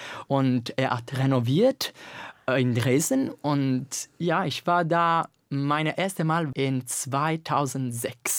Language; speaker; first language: German; non-native, fluent; Italian